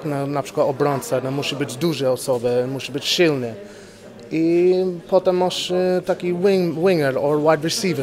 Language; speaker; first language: Polish; non-native, learner; English